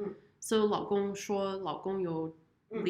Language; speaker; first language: Chinese; non-native, fluent; English